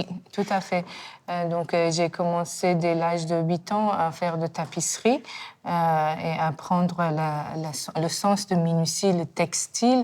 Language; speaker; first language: French; non-native, fluent; Persian